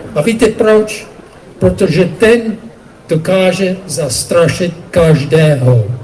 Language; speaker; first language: Czech; non-native, fluent; English